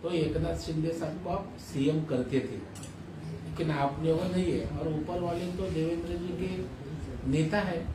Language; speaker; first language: Hindi; non-native, local second language; Marathi